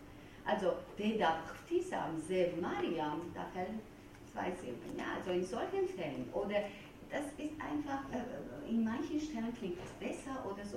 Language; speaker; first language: German; non-native, fluent; Georgian